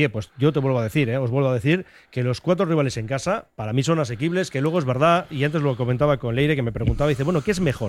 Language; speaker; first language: Spanish; native; Spanish